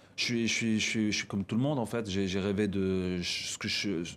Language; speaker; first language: French; non-native, local second language; Arabic